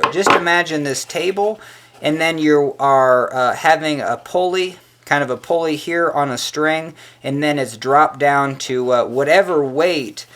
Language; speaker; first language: English; native; English